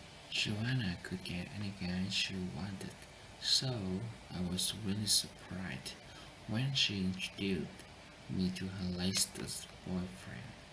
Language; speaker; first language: English; non-native, learner; Vietnamese